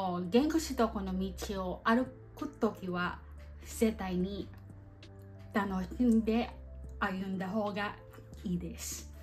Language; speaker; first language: Japanese; non-native, learner; Filipino